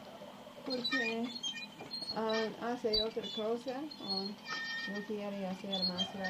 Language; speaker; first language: Spanish; non-native, learner; English